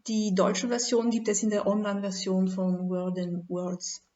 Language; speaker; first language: German; non-native, fluent; French